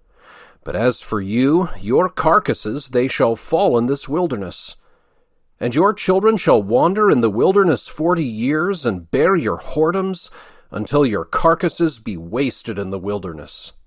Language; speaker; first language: English; native; English